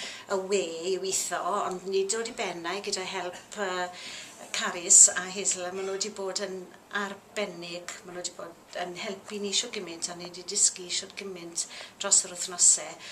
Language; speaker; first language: Welsh; native; Welsh